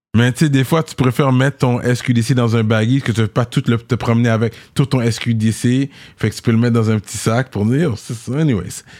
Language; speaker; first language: French; native; French